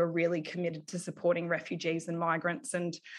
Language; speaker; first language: English; native; English